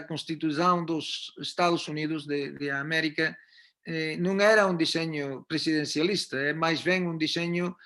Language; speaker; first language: Spanish; native; Spanish